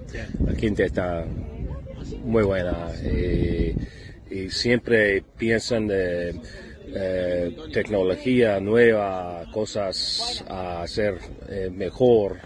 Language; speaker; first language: Spanish; non-native, learner; English